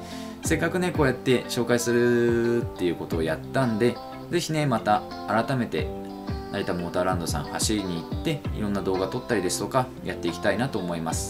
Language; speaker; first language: Japanese; native; Japanese